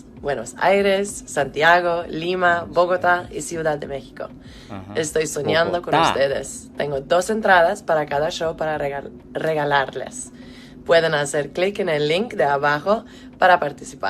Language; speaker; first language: Spanish; non-native, fluent; English